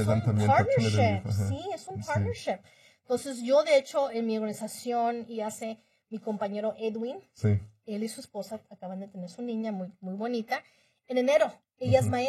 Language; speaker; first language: Spanish; early bilingual, heritage; Spanish